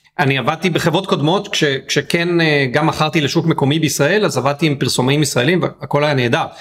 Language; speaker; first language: Hebrew; native; Hebrew